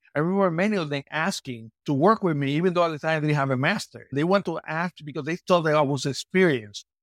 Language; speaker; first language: English; non-native, fluent; Spanish